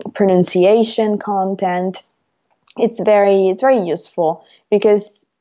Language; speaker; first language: English; non-native, fluent; Italian